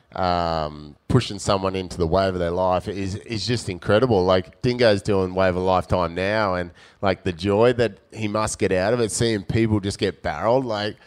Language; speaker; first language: English; native; English